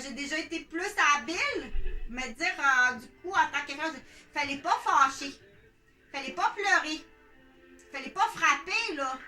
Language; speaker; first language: French; native; French